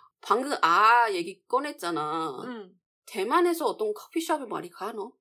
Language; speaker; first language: Korean; non-native, fluent; Chinese